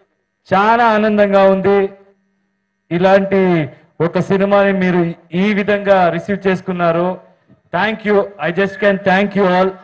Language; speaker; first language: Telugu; non-native, learner; Kannada